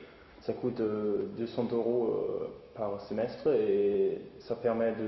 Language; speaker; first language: French; non-native, fluent; German